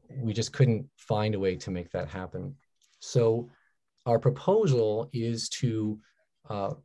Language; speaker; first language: English; native; English